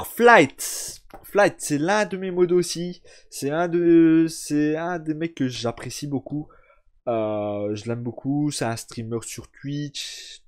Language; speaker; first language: French; early bilingual, other home language; Turkish